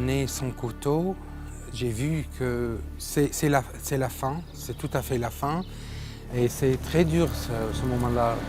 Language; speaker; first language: French; non-native, learner; Arabic